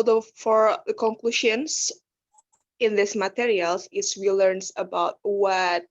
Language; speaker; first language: English; non-native, learner; Indonesian